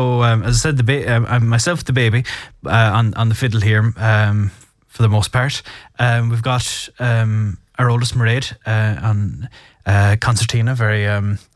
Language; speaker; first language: English; native; English